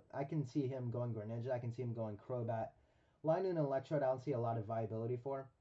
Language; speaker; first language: English; native; English